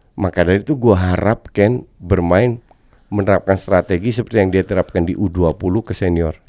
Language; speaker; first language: Indonesian; non-native, fluent; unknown